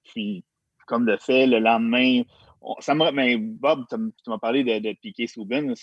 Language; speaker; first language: French; native; French